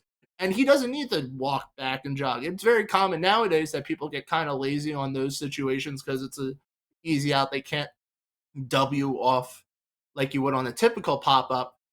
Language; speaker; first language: English; native; English